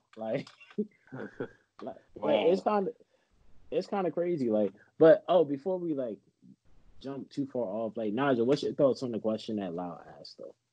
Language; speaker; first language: English; native; English